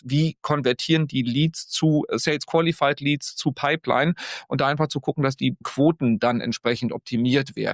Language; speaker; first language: German; native; German